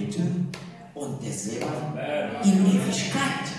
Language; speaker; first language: German; non-native, learner; Portuguese